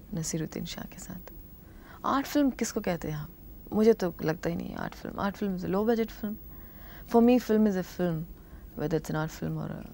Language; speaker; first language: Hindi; non-native, local second language; Telugu